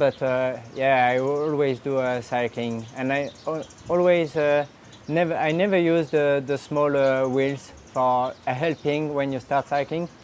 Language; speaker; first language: English; non-native, learner; French